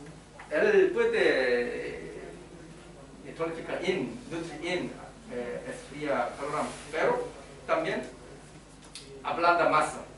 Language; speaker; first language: Spanish; non-native, learner; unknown